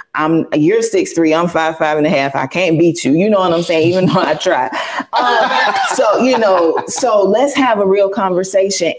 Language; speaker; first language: English; native; English